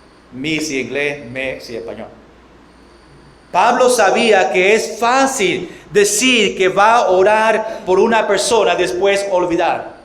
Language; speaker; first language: Spanish; non-native, fluent; English